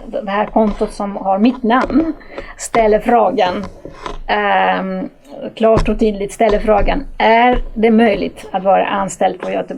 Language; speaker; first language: Swedish; non-native, fluent; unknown